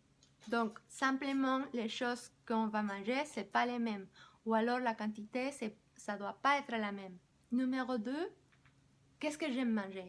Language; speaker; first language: French; non-native, fluent; Spanish